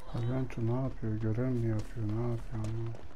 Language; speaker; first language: Turkish; native; Turkish